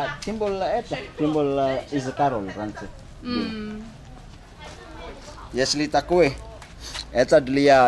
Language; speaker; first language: Russian; non-native, learner; Indonesian